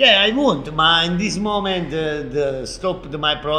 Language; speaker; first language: English; non-native, learner; Italian